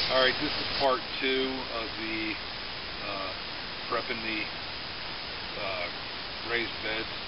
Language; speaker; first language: English; native; English